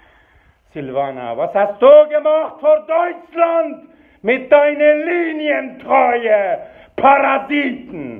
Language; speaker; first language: German; non-native, fluent; Persian